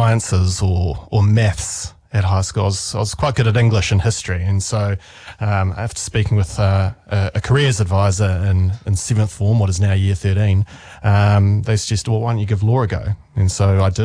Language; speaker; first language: English; native; English